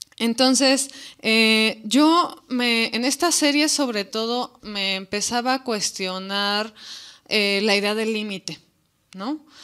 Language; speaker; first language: Spanish; native; Spanish